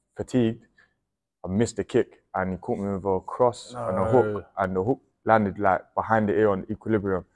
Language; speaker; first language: English; native; English